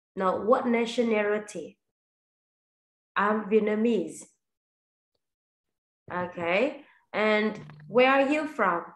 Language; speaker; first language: English; non-native, fluent; Vietnamese